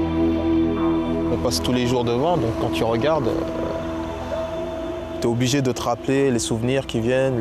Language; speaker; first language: French; early bilingual, other home language; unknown